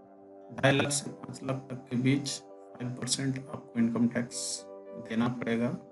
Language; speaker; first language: Hindi; native; Hindi